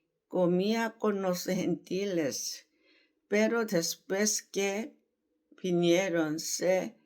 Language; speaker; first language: Spanish; non-native, learner; Korean